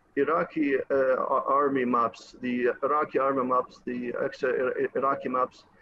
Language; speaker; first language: English; non-native, fluent; Arabic